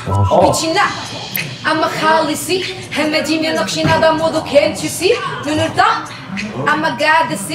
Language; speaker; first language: Korean; non-native, fluent; Arabic